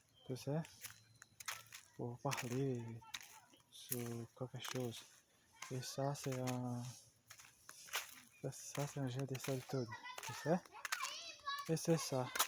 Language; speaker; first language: French; non-native, learner; Portuguese